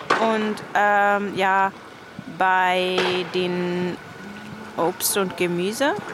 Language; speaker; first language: German; non-native, fluent; Norwegian